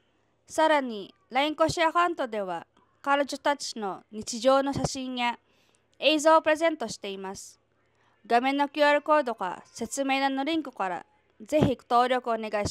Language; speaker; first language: Japanese; non-native, fluent; Filipino